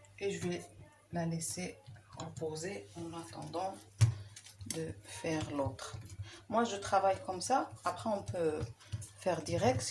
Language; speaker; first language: French; non-native, local second language; Arabic